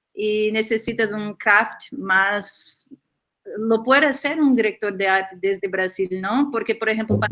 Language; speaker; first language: Spanish; non-native, fluent; Portuguese